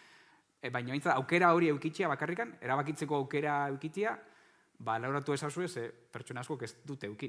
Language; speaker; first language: Basque; native; Basque